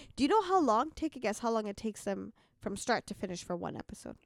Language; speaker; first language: English; early bilingual, other home language; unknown